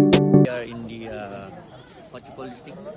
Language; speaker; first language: English; non-native, local second language; Filipino